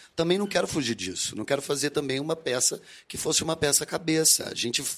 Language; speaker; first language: Portuguese; native; Portuguese